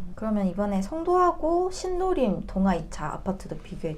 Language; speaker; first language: Korean; native; Korean